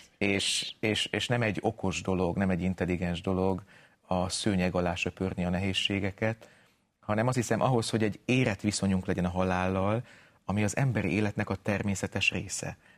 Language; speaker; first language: Hungarian; native; Hungarian